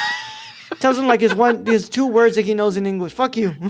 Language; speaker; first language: English; native; English